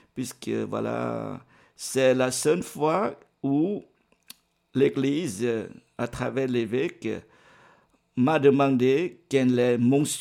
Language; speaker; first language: French; non-native, fluent; Vietnamese